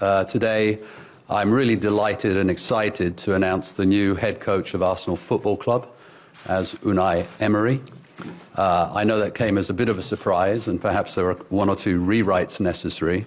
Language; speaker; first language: English; native; English